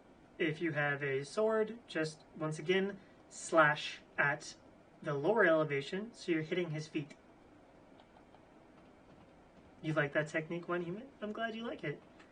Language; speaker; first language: English; native; English